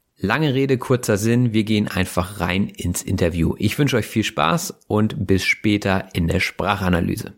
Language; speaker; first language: German; native; German